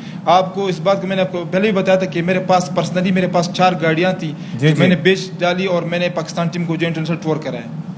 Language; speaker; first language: Urdu; native; Urdu